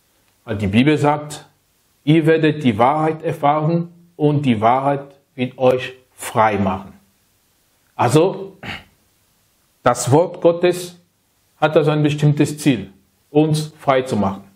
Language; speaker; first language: German; non-native, learner; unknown